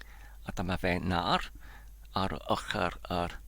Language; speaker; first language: Welsh; non-native, learner; Polish